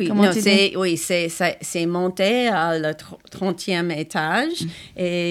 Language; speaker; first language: French; non-native, fluent; English